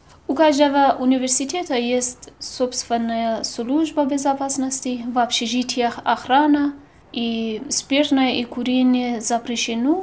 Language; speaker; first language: Russian; non-native, fluent; Persian